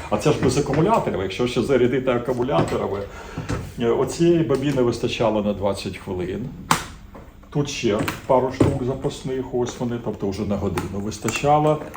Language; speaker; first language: Ukrainian; native; Ukrainian